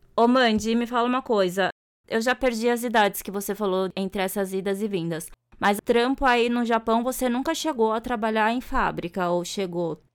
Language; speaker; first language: Portuguese; native; Portuguese